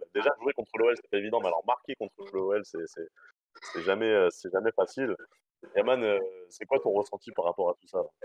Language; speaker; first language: French; native; French